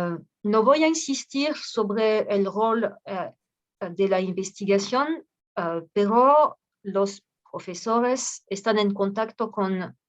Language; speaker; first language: Spanish; non-native, fluent; French